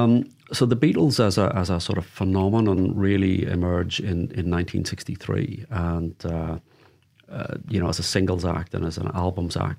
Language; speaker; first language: English; native; English